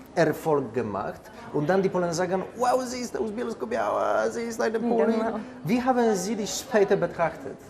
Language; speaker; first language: German; non-native, fluent; Polish